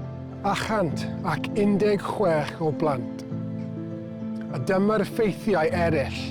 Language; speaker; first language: Welsh; non-native, local second language; English